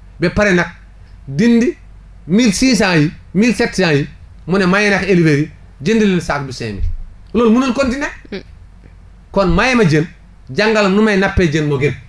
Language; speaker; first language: Wolof; non-native, local second language; Fula